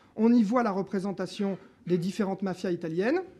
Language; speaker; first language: French; native; French